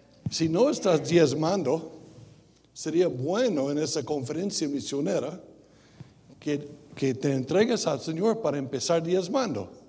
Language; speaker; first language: Spanish; non-native, fluent; English